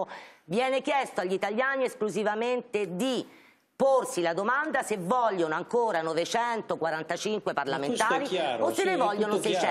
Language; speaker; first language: Italian; native; Italian